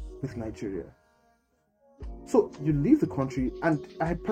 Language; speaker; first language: English; non-native, local second language; Yoruba